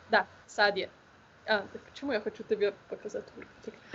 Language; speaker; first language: Russian; non-native, learner; Slovenian